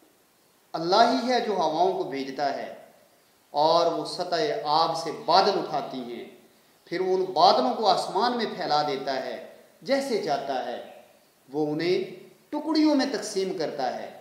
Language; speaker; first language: Urdu; native; Urdu